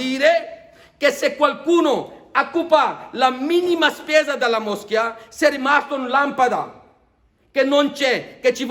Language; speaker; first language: Italian; non-native, fluent; Urdu